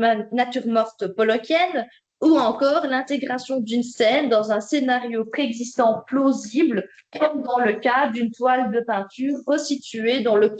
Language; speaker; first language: French; native; French